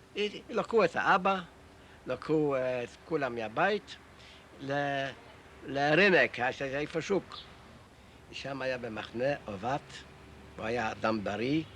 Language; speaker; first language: Hebrew; non-native, fluent; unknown